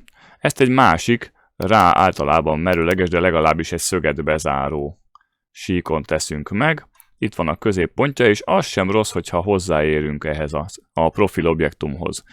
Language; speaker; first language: Hungarian; native; Hungarian